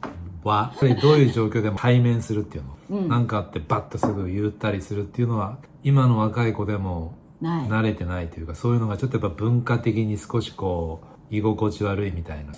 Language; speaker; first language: Japanese; native; Japanese